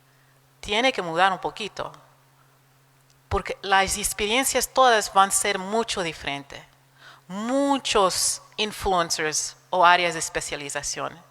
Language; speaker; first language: Spanish; non-native, fluent; Portuguese